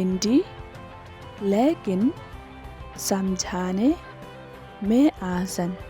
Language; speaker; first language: Hindi; non-native, learner; Khasi